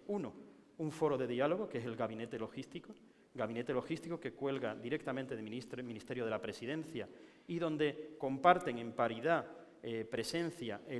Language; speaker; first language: Spanish; native; Spanish